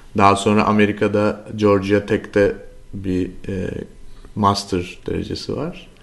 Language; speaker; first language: Turkish; native; Turkish